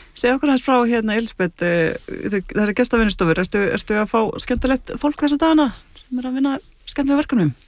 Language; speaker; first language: Icelandic; native; Icelandic